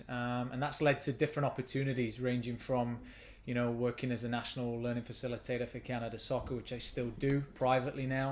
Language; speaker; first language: English; native; English